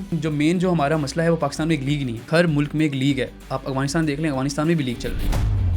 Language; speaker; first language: Urdu; non-native, local second language; Khowar